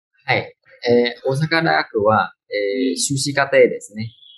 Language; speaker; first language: Japanese; non-native, fluent; Vietnamese